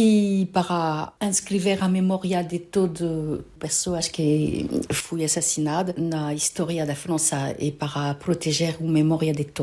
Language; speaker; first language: Portuguese; early bilingual, heritage; Portuguese